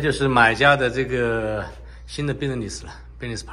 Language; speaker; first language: Chinese; native; Chinese